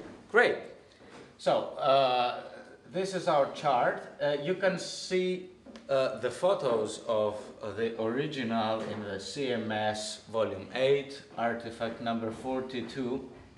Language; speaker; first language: English; non-native, fluent; Greek